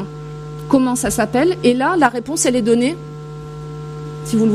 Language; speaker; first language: French; native; French